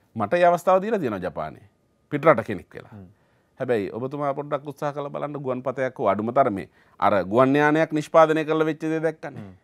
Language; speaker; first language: Sinhala; native; Sinhala